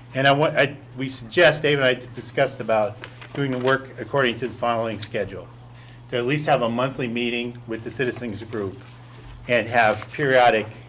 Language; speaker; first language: English; native; English